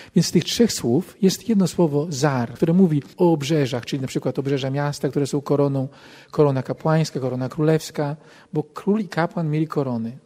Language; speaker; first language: Polish; native; Polish